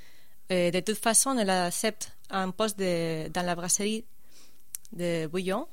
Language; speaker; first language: French; non-native, fluent; Spanish